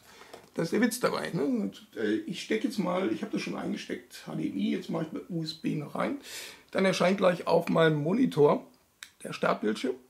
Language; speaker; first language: German; native; German